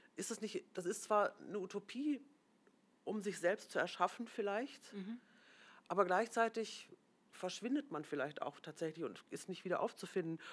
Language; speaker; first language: German; native; German